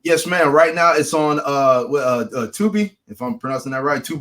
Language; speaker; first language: English; native; English